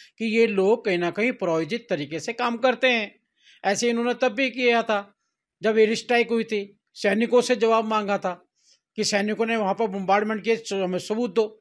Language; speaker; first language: Hindi; native; Hindi